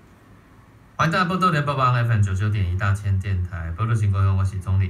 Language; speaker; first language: Chinese; native; Chinese